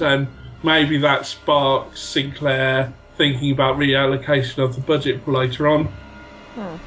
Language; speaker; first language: English; native; English